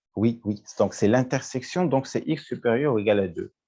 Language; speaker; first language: French; non-native, local second language; Arabic